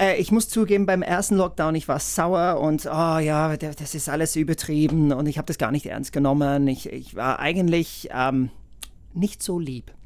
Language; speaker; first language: German; non-native, fluent; English